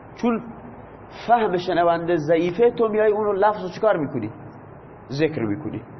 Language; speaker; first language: Persian; non-native, local second language; Baluchi